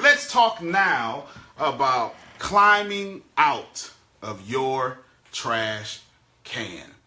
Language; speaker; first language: English; native; English